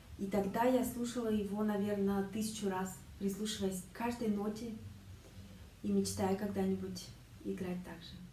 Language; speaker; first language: Russian; native; Russian